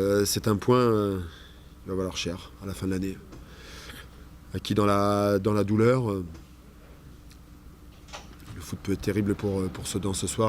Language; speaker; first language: French; native; French